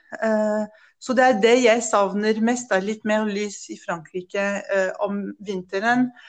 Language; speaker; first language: Norwegian; non-native, fluent; French